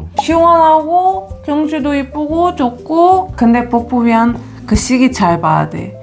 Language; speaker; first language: Korean; non-native, fluent; Bulgarian